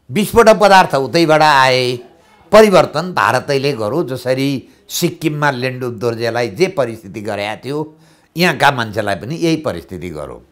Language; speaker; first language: Nepali; native; Nepali